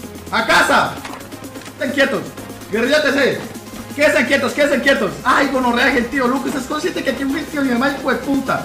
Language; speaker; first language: Spanish; native; Spanish